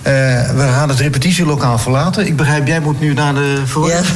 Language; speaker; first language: Dutch; native; Dutch